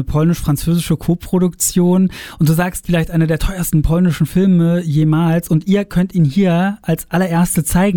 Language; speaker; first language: German; native; German